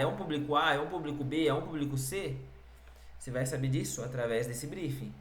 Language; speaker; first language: Portuguese; native; Portuguese